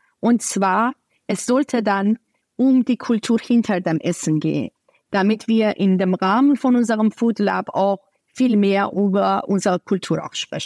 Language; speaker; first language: German; non-native, fluent; Persian